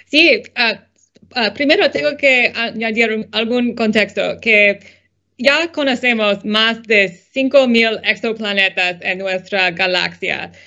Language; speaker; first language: Spanish; non-native, fluent; English